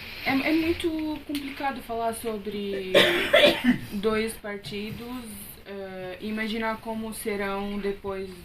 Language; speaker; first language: Portuguese; non-native, fluent; Arabic